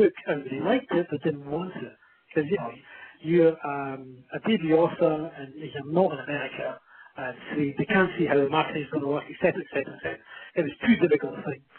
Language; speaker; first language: English; native; English